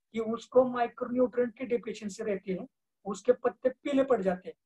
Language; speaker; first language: Hindi; non-native, local second language; Marathi